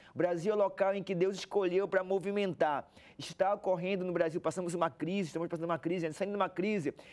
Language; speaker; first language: Portuguese; native; Portuguese